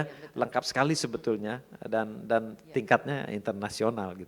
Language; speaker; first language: Indonesian; native; Indonesian